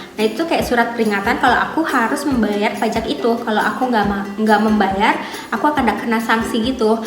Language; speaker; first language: Indonesian; native; Indonesian